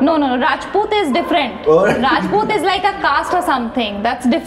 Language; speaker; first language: English; non-native, local second language; Hindi